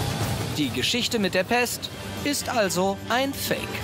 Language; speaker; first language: German; native; German